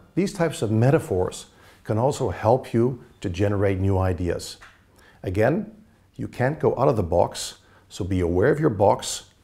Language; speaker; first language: English; native; English